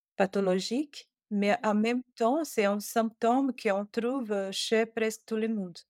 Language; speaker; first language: French; non-native, fluent; Portuguese